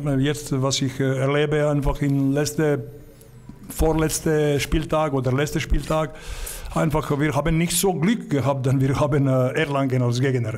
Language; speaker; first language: German; non-native, learner; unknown